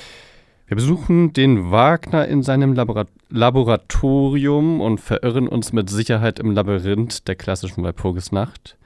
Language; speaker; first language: German; native; German